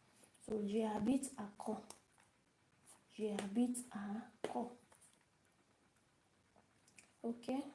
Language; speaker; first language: French; non-native, learner; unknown